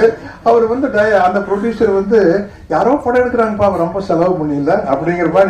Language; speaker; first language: Tamil; native; Tamil